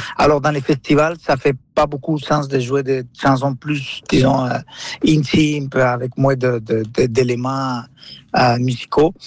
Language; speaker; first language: French; non-native, fluent; Spanish